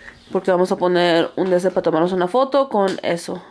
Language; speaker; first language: Spanish; early bilingual, heritage; Spanish